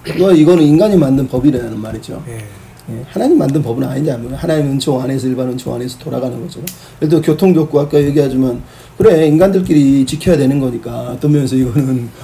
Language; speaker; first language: Korean; native; Korean